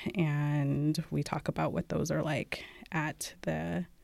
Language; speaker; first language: English; early bilingual, other home language; Amharic